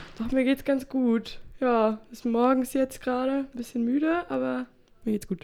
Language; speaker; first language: German; non-native, local second language; Upper Sorbian